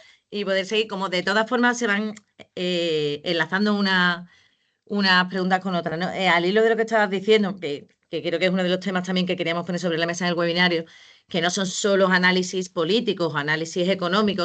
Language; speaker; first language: Spanish; native; Spanish